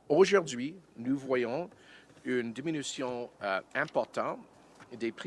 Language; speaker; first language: French; non-native, fluent; English